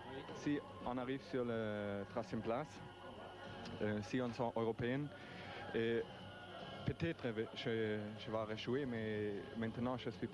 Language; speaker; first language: French; non-native, learner; German